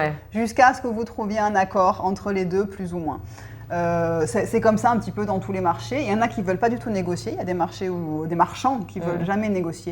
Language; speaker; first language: French; native; French